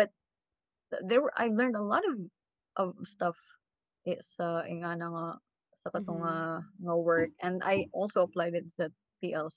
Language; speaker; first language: English; non-native, local second language; Cebuano